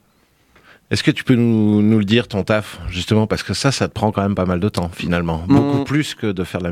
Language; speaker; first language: French; native; French